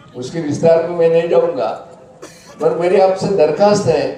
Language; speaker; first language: Hindi; non-native, local second language; Marathi